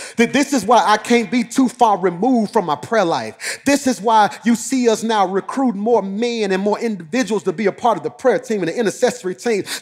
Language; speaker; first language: English; native; English